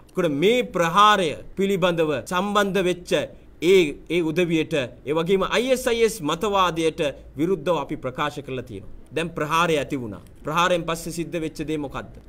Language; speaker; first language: Sinhala; non-native, local second language; Tamil